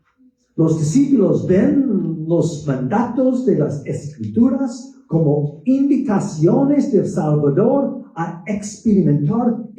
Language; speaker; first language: Spanish; non-native, fluent; English